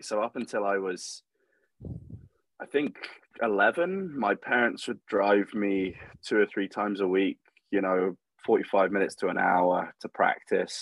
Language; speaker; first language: English; native; English